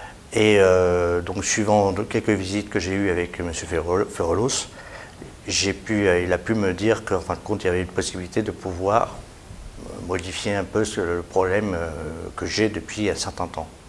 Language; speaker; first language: French; native; French